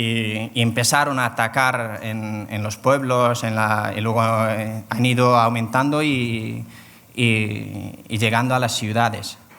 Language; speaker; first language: Spanish; non-native, fluent; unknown